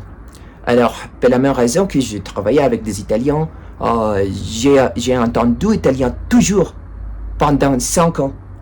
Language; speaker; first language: French; non-native, learner; Spanish